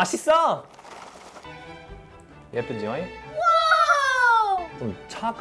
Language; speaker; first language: Korean; non-native, fluent; English